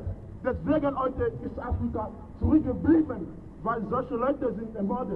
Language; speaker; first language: German; non-native, fluent; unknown